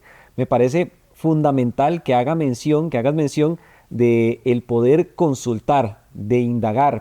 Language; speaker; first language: Spanish; native; Spanish